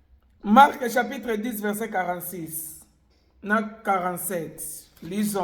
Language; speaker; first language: French; non-native, local second language; Lingala